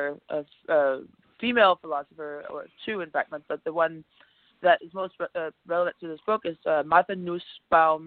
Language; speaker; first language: English; non-native, fluent; Danish